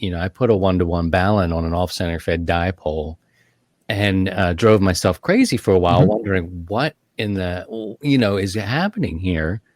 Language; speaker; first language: English; native; English